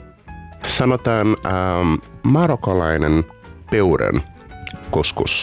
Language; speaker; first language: Finnish; non-native, learner; Portuguese